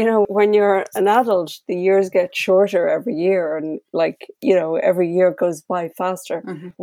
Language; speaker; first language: English; native; English